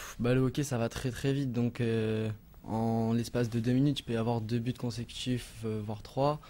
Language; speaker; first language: French; native; French